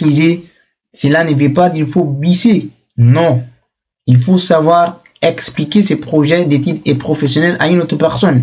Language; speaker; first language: French; non-native, local second language; Fula